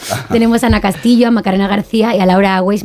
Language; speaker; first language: Spanish; native; Spanish